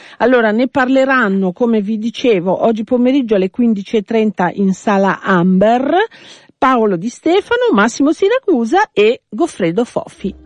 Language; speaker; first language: Italian; native; Italian